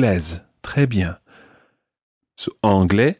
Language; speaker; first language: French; non-native, fluent; English